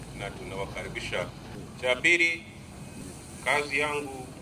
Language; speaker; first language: Swahili; non-native, local second language; Nyankole